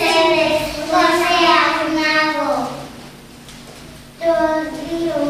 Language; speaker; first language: Basque; non-native, local second language; Spanish